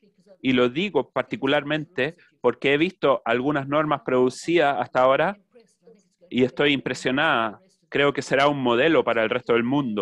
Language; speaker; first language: Spanish; non-native, fluent; English